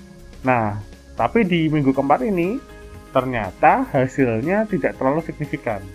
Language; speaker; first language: Indonesian; native; Indonesian